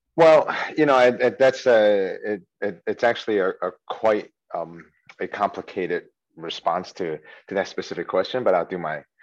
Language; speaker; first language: English; early bilingual, other home language; Chinese